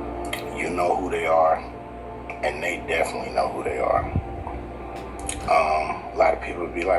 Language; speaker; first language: English; native; English